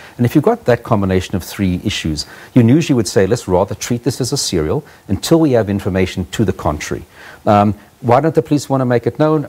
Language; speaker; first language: English; native; English